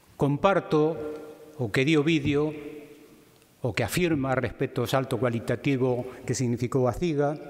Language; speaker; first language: Spanish; non-native, local second language; Galician